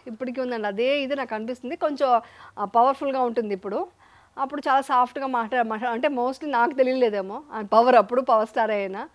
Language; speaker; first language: Telugu; native; Telugu